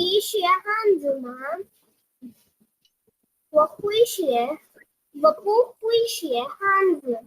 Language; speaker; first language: Chinese; non-native, learner; Hindi